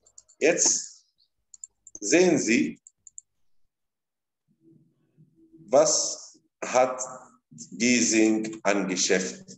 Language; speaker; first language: German; non-native, fluent; Arabic